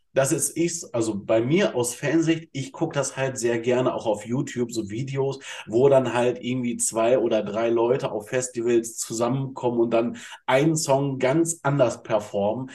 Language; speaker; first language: German; native; German